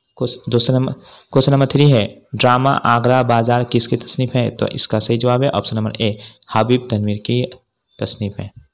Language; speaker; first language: Urdu; native; Urdu